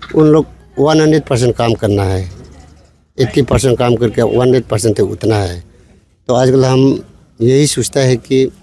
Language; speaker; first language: Hindi; non-native, local second language; Nyishi